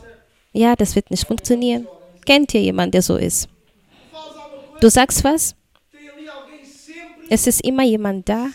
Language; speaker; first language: German; non-native, fluent; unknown